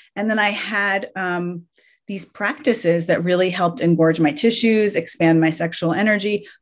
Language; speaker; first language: English; early bilingual, other home language; Persian